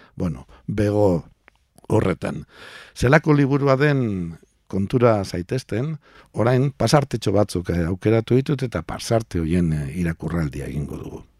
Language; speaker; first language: Basque; native; Basque